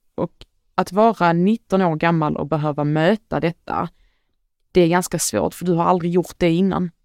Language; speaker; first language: Swedish; early bilingual, other home language; Arabic